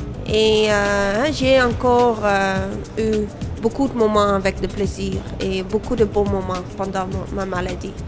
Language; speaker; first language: French; non-native, fluent; Dutch